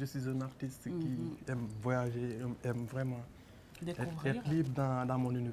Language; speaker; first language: French; non-native, local second language; Wolof